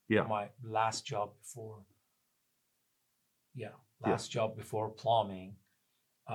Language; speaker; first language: English; non-native, fluent; Persian